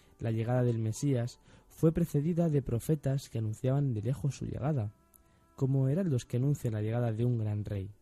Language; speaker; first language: Spanish; native; Spanish